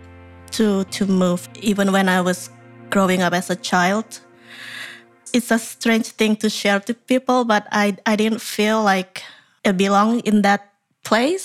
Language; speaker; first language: English; non-native, fluent; Indonesian